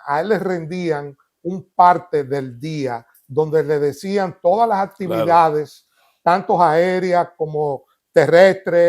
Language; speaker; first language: Spanish; native; Spanish